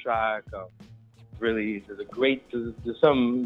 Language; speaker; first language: English; native; English